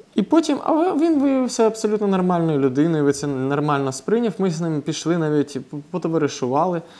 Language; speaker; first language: Ukrainian; non-native, local second language; Russian